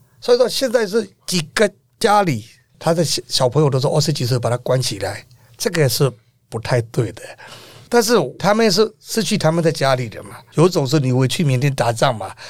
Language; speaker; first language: Chinese; non-native, fluent; Burmese